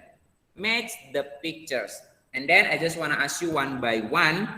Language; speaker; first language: English; non-native, learner; Indonesian